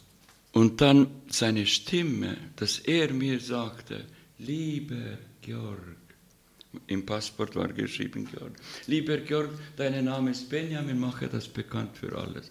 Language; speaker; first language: German; non-native, learner; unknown